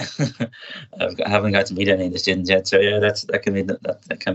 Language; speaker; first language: English; native; English